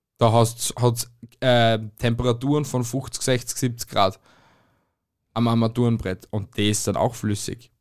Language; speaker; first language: German; native; German